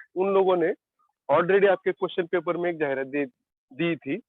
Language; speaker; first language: Hindi; non-native, local second language; Marathi